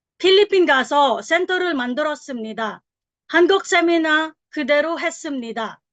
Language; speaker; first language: Korean; non-native, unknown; Filipino